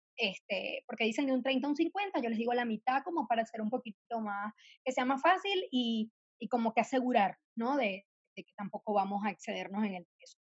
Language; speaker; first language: Spanish; native; Spanish